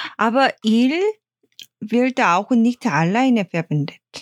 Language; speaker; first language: German; non-native, fluent; Korean